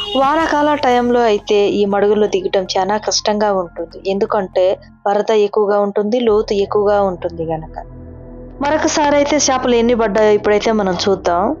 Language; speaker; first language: Telugu; non-native, local second language; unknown